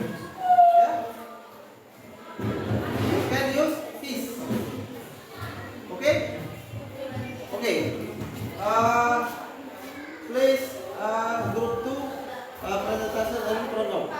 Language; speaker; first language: English; non-native, learner; Indonesian